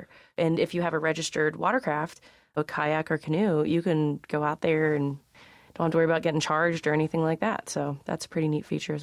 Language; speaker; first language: English; native; English